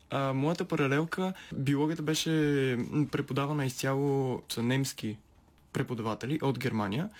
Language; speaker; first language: Bulgarian; native; Bulgarian